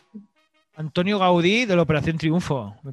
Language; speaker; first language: Catalan; native; Catalan